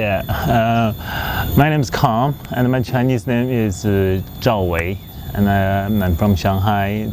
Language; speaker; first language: English; non-native, learner; Chinese